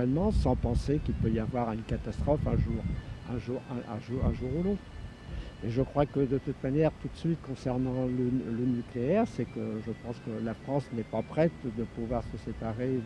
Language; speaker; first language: French; native; French